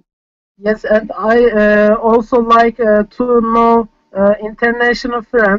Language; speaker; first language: English; non-native, fluent; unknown